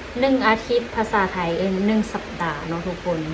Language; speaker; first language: Thai; non-native, learner; Lao